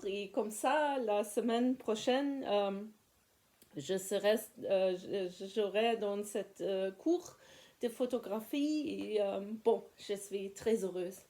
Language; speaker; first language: French; non-native, fluent; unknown